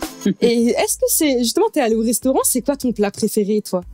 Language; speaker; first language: French; native; French